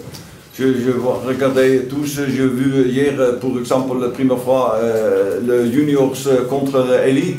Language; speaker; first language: French; non-native, learner; Dutch